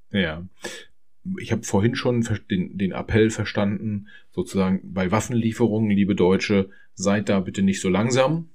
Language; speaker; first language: German; native; German